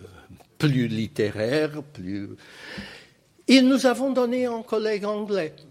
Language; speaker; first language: French; non-native, fluent; Portuguese